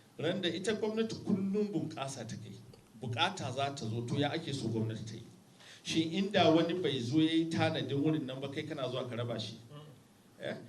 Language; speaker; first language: Hausa; native; Hausa